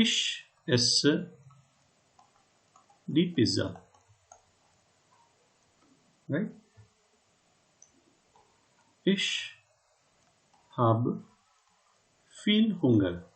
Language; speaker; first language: German; non-native, fluent; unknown